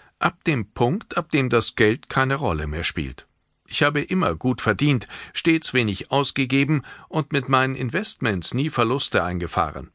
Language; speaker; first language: German; native; German